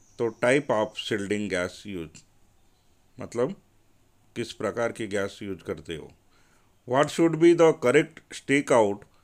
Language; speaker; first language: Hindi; non-native, local second language; Marathi